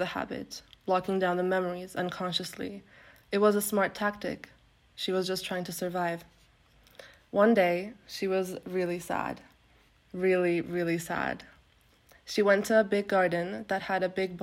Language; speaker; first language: English; non-native, fluent; Turkish